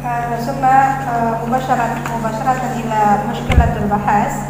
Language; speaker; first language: Arabic; non-native, fluent; Indonesian